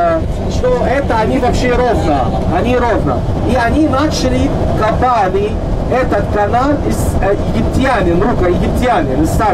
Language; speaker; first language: Russian; non-native, learner; Arabic